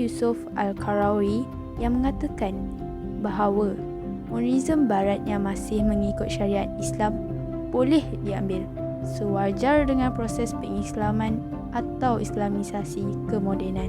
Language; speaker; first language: Malay; native; Malay